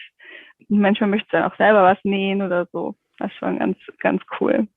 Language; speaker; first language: German; native; German